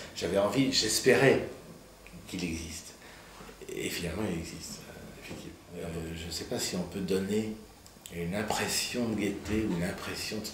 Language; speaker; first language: French; early bilingual, other home language; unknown